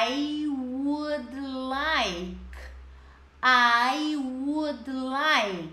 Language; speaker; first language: English; non-native, fluent; Portuguese